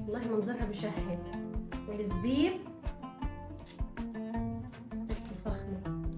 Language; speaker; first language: Arabic; native; Arabic